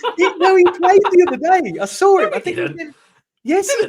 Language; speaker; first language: English; native; English